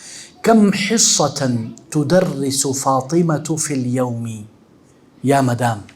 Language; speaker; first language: Arabic; non-native, fluent; Urdu